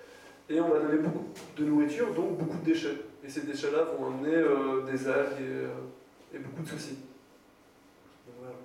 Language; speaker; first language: French; native; French